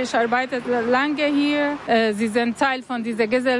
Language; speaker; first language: German; non-native, learner; Arabic